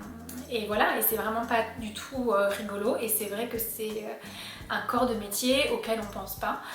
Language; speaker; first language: French; native; French